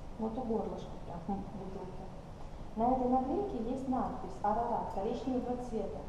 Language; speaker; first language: Russian; non-native, local second language; Armenian